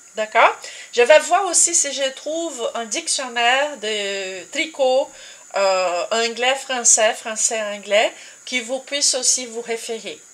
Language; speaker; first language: French; non-native, fluent; Portuguese